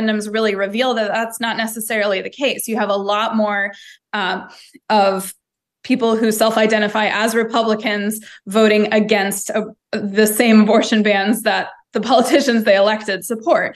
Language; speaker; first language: English; native; English